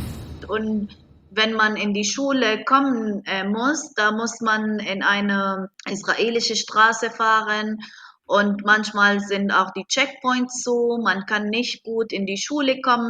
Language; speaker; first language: German; non-native, fluent; Arabic